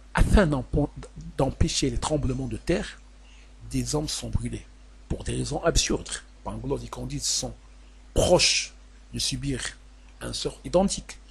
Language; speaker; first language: French; non-native, local second language; Arabic